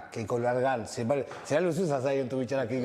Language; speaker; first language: Indonesian; non-native, fluent; Spanish